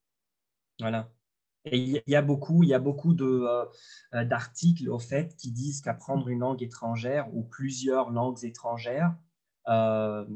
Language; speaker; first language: French; non-native, local second language; Arabic